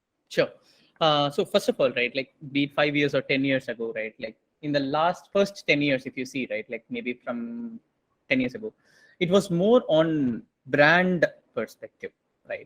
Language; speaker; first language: English; non-native, local second language; Tamil